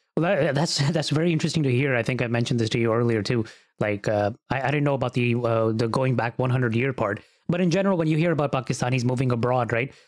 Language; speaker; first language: English; early bilingual, other home language; Urdu